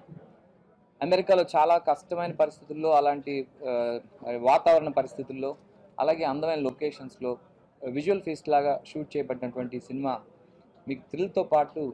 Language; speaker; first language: Telugu; native; Telugu